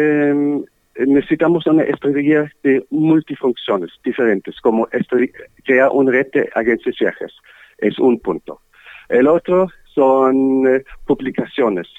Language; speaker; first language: Spanish; non-native, learner; German